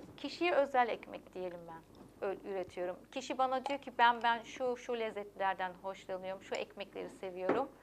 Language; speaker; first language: Turkish; early bilingual, heritage; German